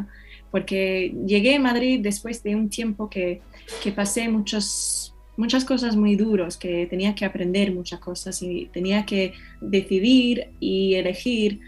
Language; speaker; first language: Spanish; non-native, fluent; English